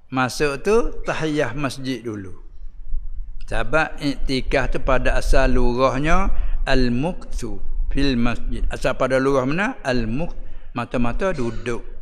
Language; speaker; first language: Malay; native; Malay